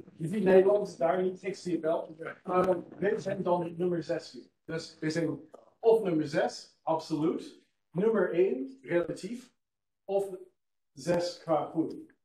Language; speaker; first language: Dutch; non-native, fluent; English